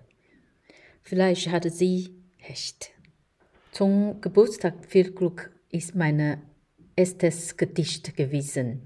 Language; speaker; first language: German; non-native, fluent; Chinese